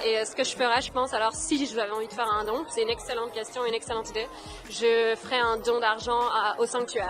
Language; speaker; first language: French; native; French